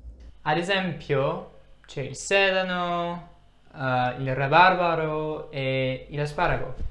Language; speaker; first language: Italian; non-native, learner; English